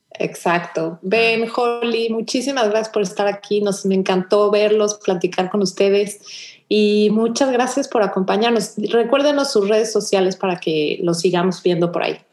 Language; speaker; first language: Spanish; native; Spanish